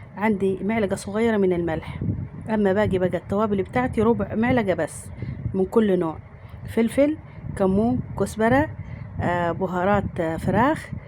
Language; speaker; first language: Egyptian Arabic; native; Egyptian Arabic